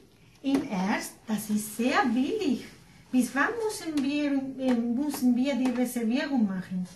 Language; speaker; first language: German; non-native, learner; Spanish